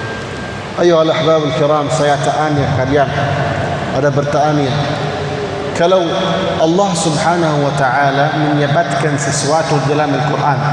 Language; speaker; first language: Indonesian; non-native, learner; Arabic